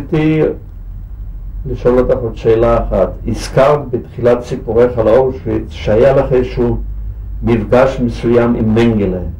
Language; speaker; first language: Hebrew; native; Hebrew